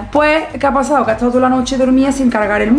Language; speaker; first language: Spanish; native; Spanish